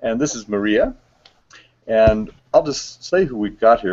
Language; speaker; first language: English; native; English